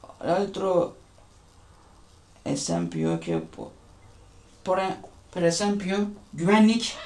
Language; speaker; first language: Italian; non-native, learner; Turkish